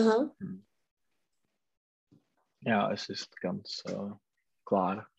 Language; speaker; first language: German; non-native, learner; Czech